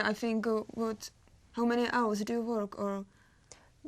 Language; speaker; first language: English; non-native, learner; Czech